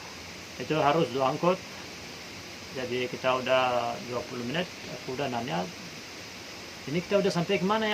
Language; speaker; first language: Indonesian; non-native, fluent; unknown